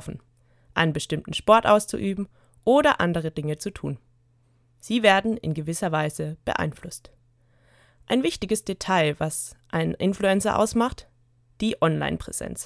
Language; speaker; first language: German; native; German